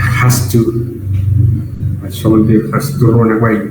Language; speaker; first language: English; non-native, learner; Spanish